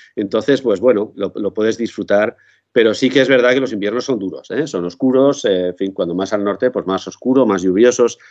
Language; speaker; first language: Spanish; native; Spanish